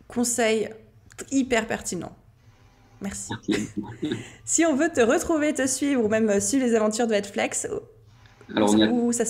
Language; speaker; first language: French; native; French